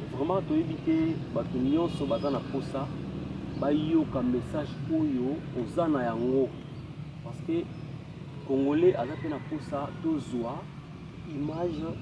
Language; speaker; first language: Lingala; non-native, local second language; Kongo